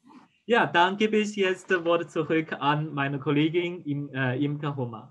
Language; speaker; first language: German; non-native, fluent; Chinese